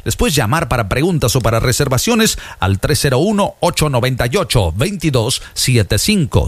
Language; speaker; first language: Spanish; native; Spanish